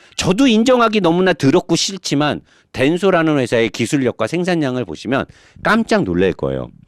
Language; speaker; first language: Korean; native; Korean